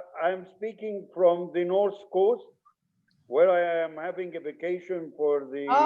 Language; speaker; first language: English; non-native, fluent; Arabic